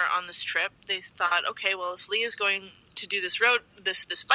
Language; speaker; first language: English; native; English